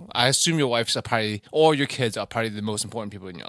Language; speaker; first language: English; native; English